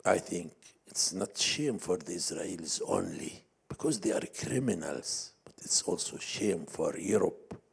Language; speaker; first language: English; non-native, fluent; Arabic